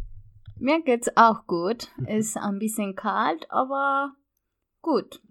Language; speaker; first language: German; non-native, learner; Spanish